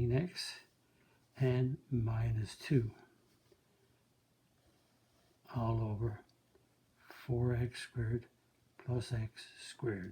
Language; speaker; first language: English; native; English